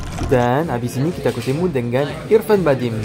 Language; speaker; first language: Indonesian; non-native, fluent; French